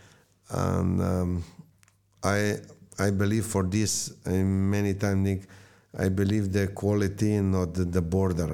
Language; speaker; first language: English; non-native, learner; Slovenian